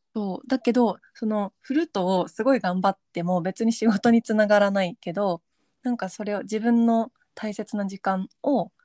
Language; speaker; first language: Japanese; native; Japanese